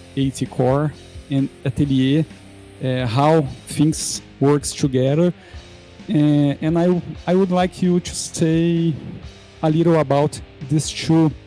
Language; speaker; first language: English; non-native, fluent; Portuguese